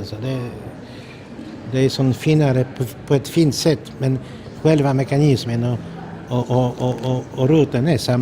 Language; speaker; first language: Swedish; non-native, fluent; Polish